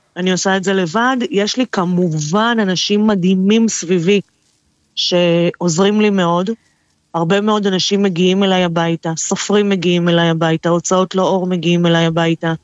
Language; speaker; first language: Hebrew; early bilingual, other home language; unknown